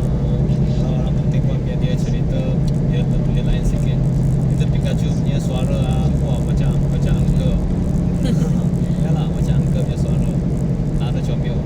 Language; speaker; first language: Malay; non-native, local second language; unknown